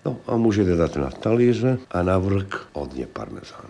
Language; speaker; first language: Czech; non-native, learner; Italian